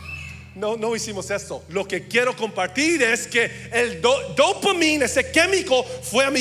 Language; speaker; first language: Spanish; early bilingual, heritage; English